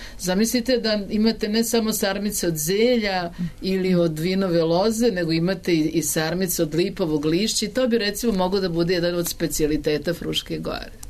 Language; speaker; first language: Serbian; native; Serbian